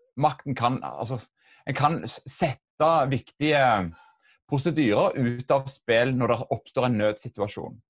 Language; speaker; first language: Norwegian; native; Norwegian